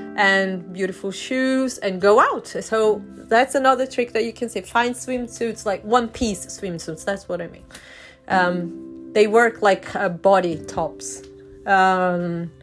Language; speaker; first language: English; non-native, fluent; Portuguese